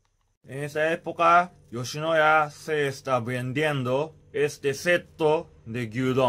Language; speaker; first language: Spanish; non-native, learner; Japanese